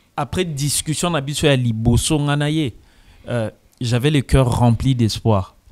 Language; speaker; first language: French; non-native, local second language; Lingala